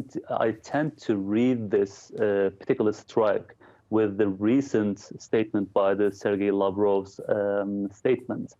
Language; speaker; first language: English; non-native, fluent; Turkish